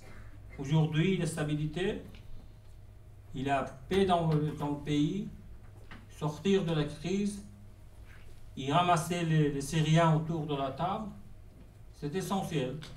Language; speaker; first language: French; non-native, fluent; Persian